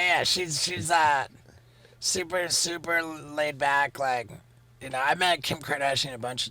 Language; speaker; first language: English; native; English